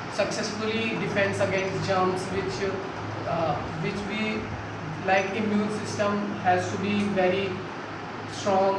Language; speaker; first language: English; non-native, learner; Hindi